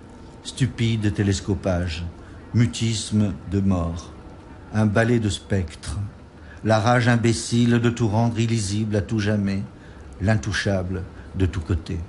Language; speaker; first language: French; native; French